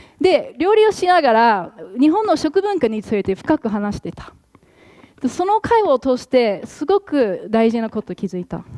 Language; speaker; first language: Japanese; non-native, fluent; English